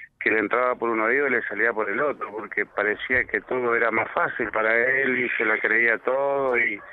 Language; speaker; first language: Spanish; native; Spanish